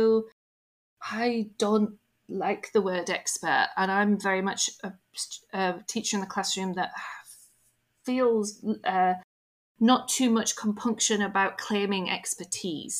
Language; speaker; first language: English; native; English